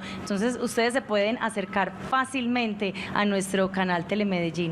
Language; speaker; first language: Spanish; native; Spanish